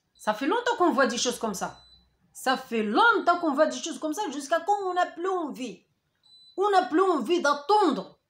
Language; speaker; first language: French; non-native, learner; Arabic